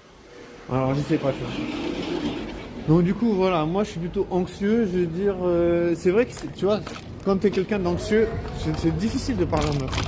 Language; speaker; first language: French; native; French